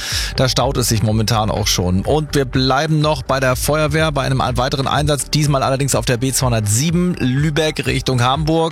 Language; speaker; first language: German; native; German